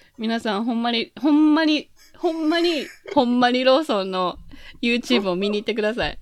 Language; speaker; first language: Japanese; native; Japanese